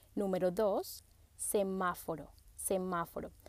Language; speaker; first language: Spanish; native; Spanish